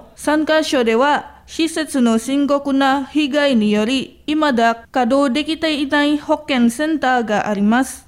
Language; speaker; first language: Japanese; non-native, fluent; Indonesian